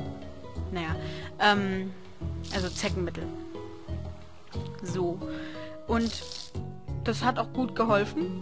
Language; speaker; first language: German; native; German